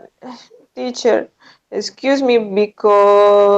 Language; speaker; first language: English; non-native, learner; Spanish